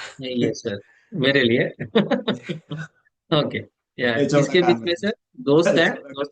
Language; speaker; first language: Hindi; non-native, local second language; Telugu